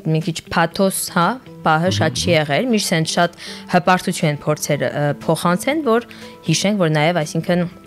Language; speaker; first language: Armenian; early bilingual, heritage; French